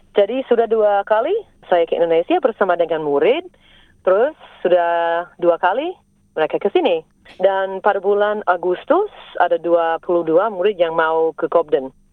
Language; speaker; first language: Indonesian; non-native, fluent; English